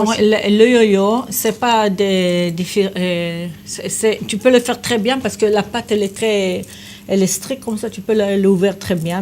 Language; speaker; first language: French; non-native, fluent; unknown